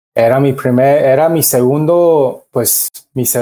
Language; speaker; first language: Spanish; early bilingual, heritage; Spanish